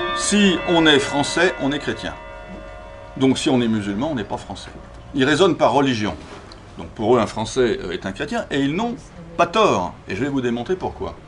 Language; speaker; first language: French; native; French